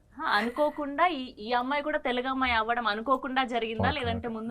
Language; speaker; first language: Telugu; native; Telugu